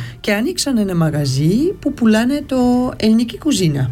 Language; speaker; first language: Greek; early bilingual, heritage; Greek